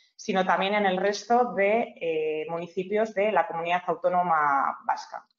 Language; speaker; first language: Spanish; native; Spanish